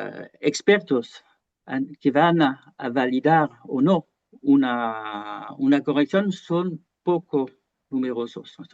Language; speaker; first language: Spanish; non-native, fluent; French